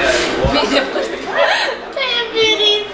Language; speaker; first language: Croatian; early bilingual, heritage; Croatian